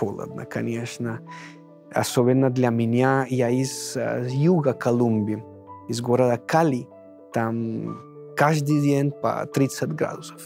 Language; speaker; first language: Russian; non-native, fluent; Spanish